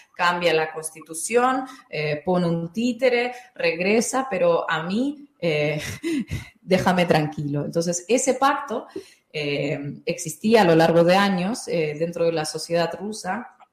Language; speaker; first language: Spanish; non-native, fluent; Russian